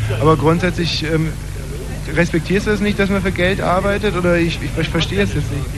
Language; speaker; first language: German; native; German